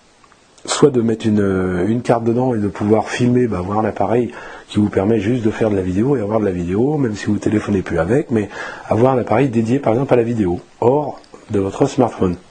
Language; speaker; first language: French; native; French